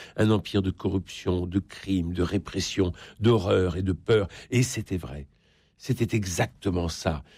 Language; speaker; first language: French; native; French